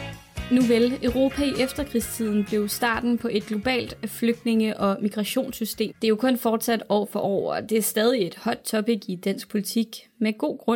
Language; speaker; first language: Danish; native; Danish